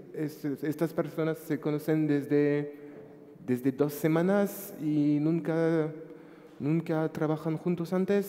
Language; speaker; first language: Spanish; non-native, fluent; French